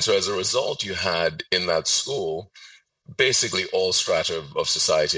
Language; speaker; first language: English; non-native, local second language; Yoruba